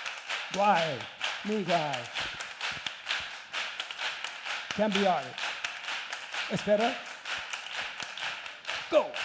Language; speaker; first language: Spanish; non-native, learner; English